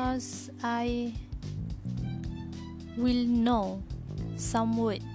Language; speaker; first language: English; non-native, learner; Malay